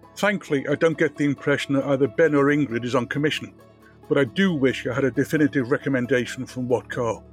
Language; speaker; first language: English; native; English